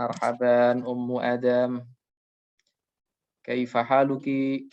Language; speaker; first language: Arabic; non-native, fluent; Indonesian